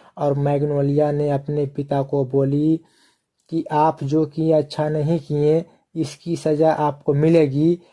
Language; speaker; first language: Hindi; native; Hindi